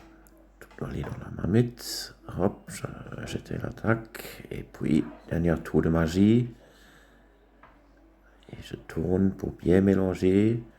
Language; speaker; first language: French; non-native, local second language; German